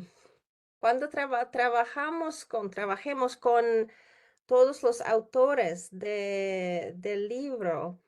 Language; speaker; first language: Spanish; non-native, learner; Czech